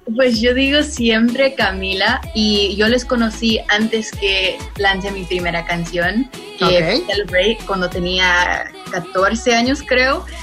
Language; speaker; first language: Spanish; early bilingual, heritage; Spanish